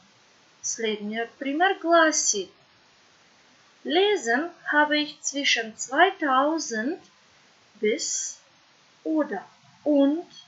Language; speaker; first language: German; non-native, fluent; Macedonian